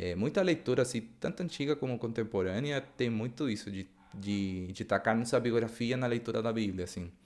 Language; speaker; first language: Portuguese; non-native, fluent; Spanish